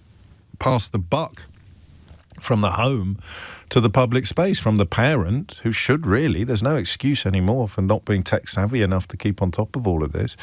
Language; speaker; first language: English; native; English